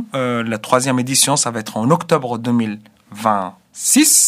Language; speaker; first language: French; non-native, fluent; Arabic